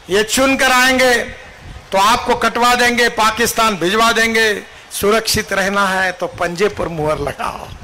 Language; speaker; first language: Hindi; non-native, local second language; Marathi